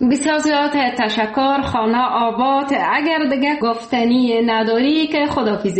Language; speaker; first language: Persian; native; Persian